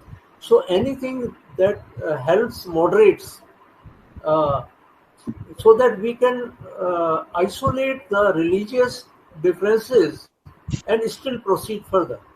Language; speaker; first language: English; non-native, local second language; Hindi